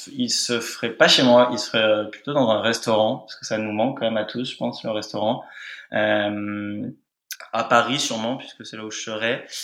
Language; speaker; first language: French; native; French